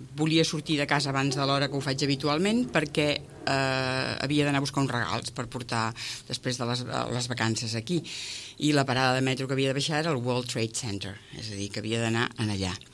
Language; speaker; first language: Catalan; native; Catalan